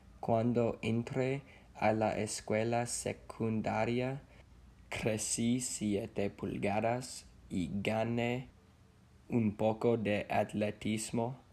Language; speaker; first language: Spanish; non-native, learner; English